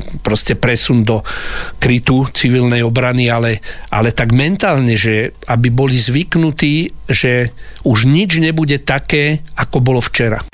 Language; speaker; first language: Slovak; native; Slovak